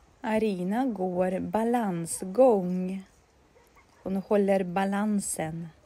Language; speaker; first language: Swedish; non-native, fluent; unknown